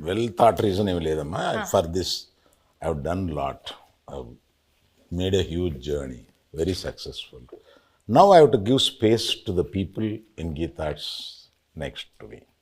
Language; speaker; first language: Telugu; native; Telugu